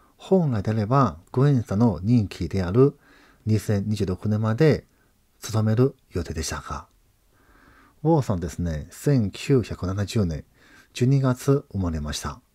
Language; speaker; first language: Japanese; non-native, fluent; Chinese